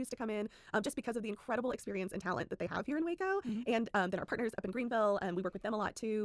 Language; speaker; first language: English; native; English